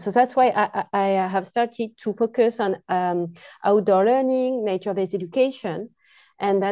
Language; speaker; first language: English; non-native, fluent; French